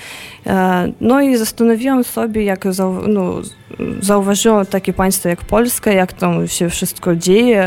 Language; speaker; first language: Polish; non-native, fluent; Russian